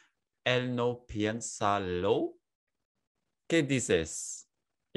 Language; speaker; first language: Spanish; non-native, learner; English